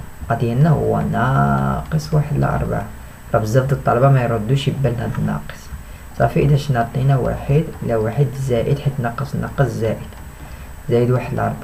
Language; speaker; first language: Arabic; native; Arabic